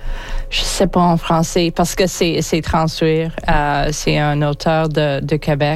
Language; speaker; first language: French; non-native, learner; English